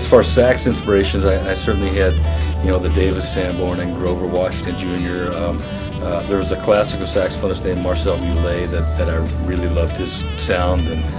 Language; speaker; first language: English; native; English